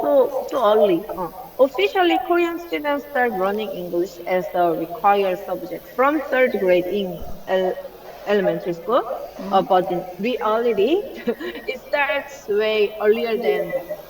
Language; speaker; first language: English; non-native, learner; Korean